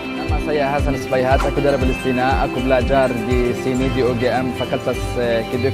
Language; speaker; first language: Indonesian; non-native, learner; Arabic